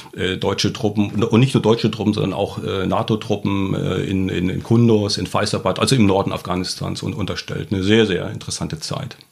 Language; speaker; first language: German; native; German